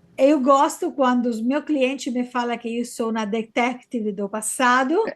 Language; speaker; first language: Portuguese; non-native, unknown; Italian